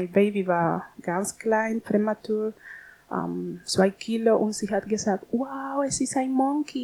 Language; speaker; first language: German; non-native, learner; Spanish